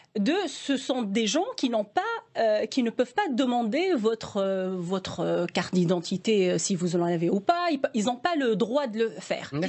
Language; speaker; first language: French; non-native, local second language; Arabic